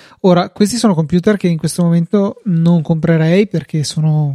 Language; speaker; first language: Italian; native; Italian